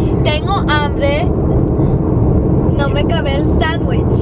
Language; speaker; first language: Spanish; early bilingual, heritage; Spanish